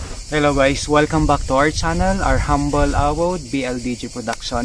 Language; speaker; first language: English; non-native, local second language; Filipino